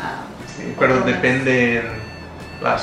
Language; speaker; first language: Spanish; non-native, fluent; English